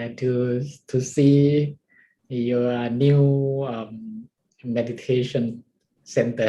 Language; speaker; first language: English; non-native, learner; Thai